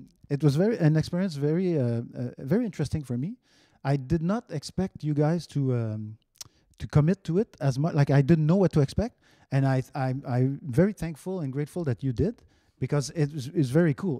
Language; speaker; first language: English; non-native, fluent; French